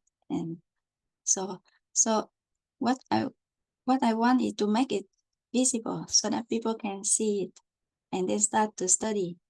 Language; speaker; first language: English; non-native, fluent; Vietnamese